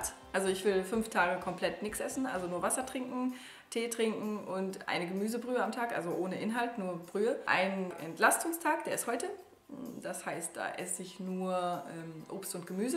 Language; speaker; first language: German; native; German